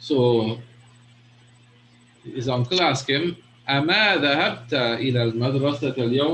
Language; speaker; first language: Arabic; non-native, fluent; English